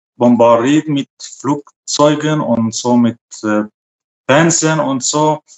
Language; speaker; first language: German; non-native, fluent; Arabic